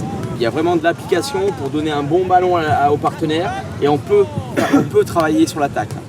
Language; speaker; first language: French; native; French